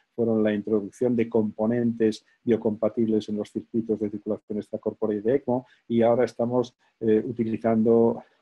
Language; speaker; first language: Spanish; native; Spanish